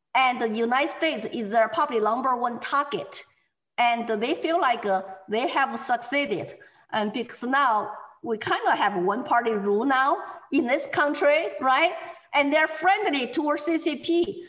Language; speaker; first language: English; non-native, fluent; Chinese